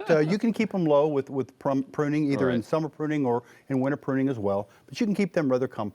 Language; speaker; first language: English; native; English